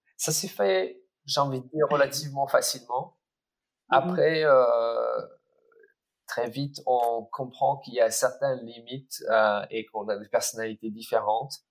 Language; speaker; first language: French; early bilingual, other home language; English